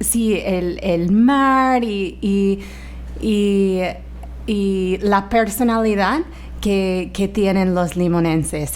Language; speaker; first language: Spanish; non-native, fluent; English